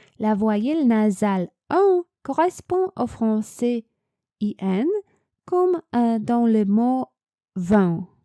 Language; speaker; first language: French; non-native, fluent; Polish